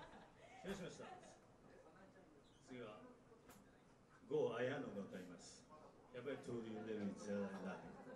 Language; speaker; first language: Japanese; native; Japanese